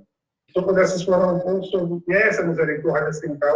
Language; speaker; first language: Portuguese; native; Portuguese